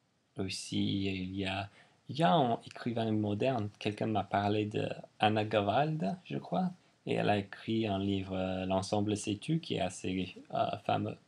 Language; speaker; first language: French; non-native, fluent; English